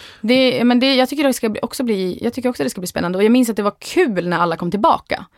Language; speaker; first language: Swedish; native; Swedish